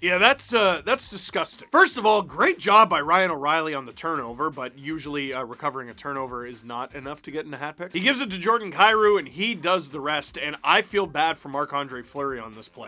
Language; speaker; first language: English; native; English